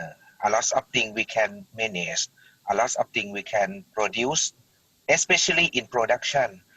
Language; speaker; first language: English; non-native, learner; Thai